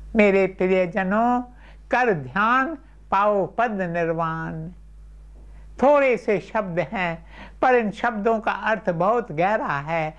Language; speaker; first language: Urdu; non-native, local second language; Sindhi